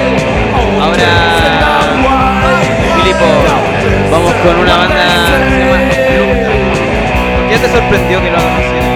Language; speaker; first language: Spanish; native; Spanish